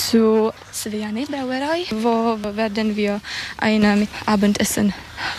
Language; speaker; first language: German; non-native, learner; Czech